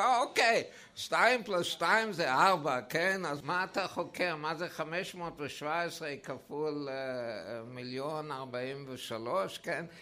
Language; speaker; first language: Hebrew; non-native, fluent; English